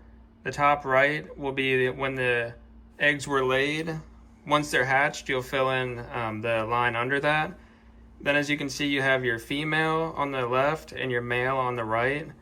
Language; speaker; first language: English; native; English